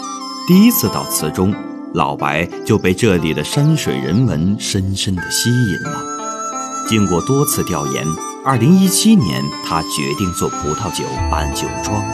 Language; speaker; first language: Chinese; native; Chinese